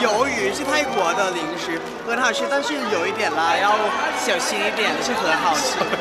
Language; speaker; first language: Chinese; non-native, learner; Thai